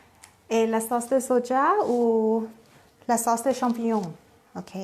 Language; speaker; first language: French; non-native, fluent; Thai